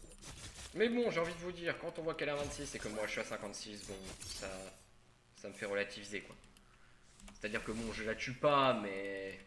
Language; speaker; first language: French; native; French